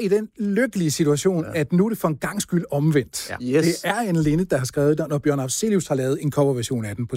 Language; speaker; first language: Danish; native; Danish